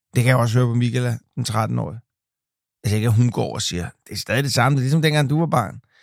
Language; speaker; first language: Danish; native; Danish